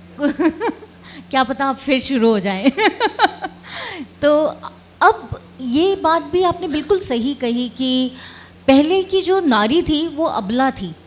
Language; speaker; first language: Hindi; native; Hindi